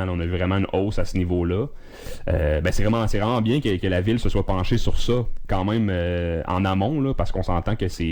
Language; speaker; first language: French; native; French